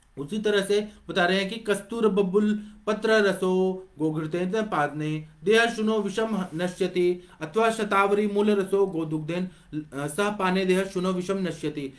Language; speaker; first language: Hindi; non-native, local second language; Marathi